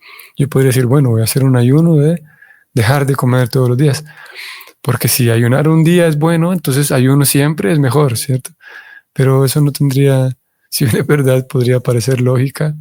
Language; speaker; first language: Spanish; native; Spanish